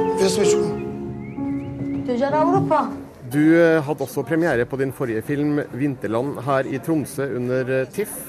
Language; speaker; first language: Norwegian; native; Norwegian